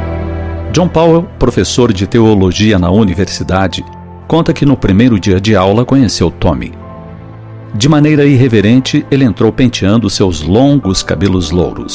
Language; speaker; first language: Portuguese; native; Portuguese